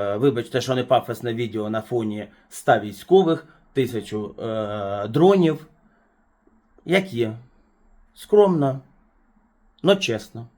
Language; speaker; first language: Ukrainian; native; Ukrainian